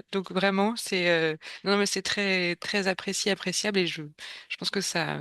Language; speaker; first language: French; native; French